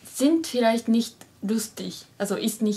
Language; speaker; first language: German; non-native, learner; Japanese